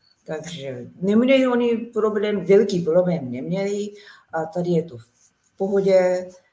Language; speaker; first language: Czech; non-native, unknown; Japanese